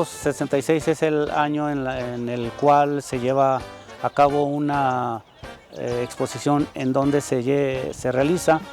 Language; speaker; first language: Spanish; native; Spanish